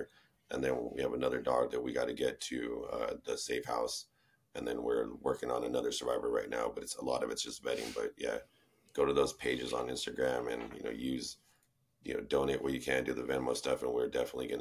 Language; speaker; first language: English; native; English